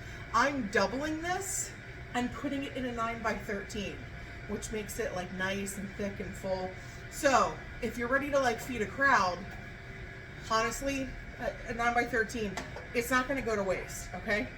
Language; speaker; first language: English; native; English